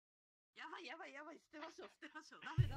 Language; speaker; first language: Japanese; native; Japanese